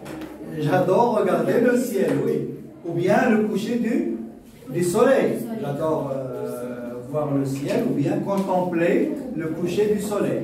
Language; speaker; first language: French; non-native, local second language; Arabic